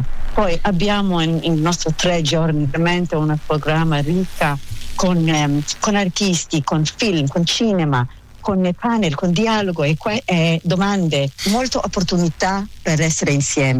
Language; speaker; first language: Italian; non-native, learner; Hebrew